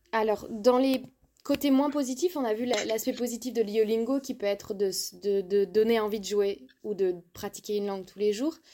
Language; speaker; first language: French; native; French